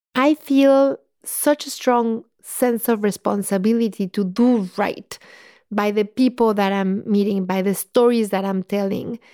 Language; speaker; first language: English; non-native, fluent; Spanish